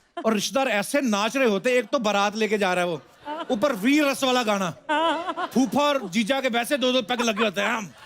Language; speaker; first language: Hindi; non-native, local second language; Punjabi